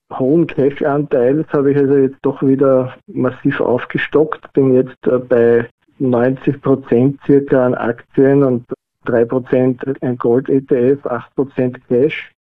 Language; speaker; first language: German; native; German